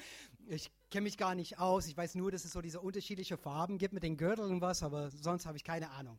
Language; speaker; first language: German; non-native, fluent; English